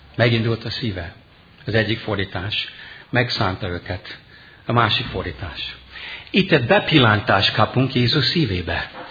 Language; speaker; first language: Hungarian; non-native, fluent; English